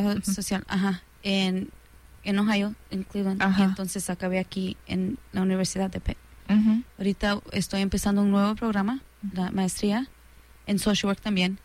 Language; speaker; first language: Spanish; early bilingual, heritage; Spanish